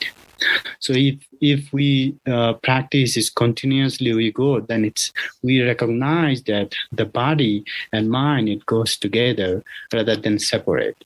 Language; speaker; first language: English; non-native, local second language; Bangla